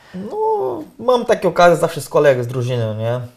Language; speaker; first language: Polish; non-native, fluent; Portuguese